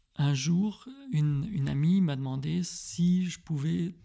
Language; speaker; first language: French; early bilingual, heritage; French